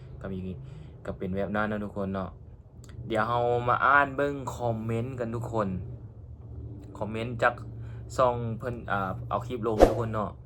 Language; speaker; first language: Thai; non-native, local second language; Northeastern Thai